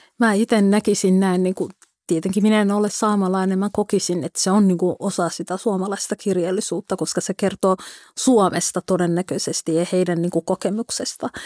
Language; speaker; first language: Finnish; early bilingual, other home language; Somali